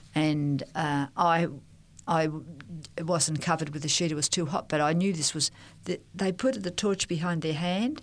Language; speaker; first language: English; native; English